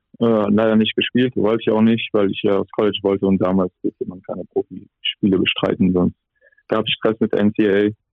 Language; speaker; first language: German; non-native, local second language; French